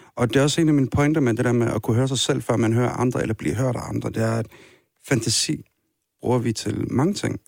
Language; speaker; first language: Danish; early bilingual, other home language; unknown